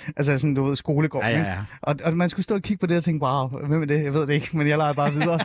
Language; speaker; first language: Danish; early bilingual, other home language; Persian